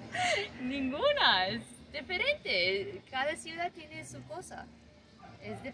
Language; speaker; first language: Spanish; non-native, learner; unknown